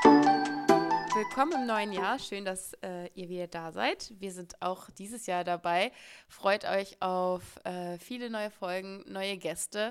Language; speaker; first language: German; native; German